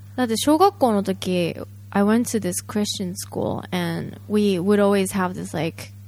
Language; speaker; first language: English; non-native, fluent; Japanese